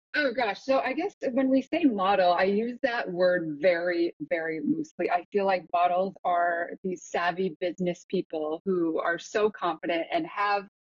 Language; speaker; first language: English; native; English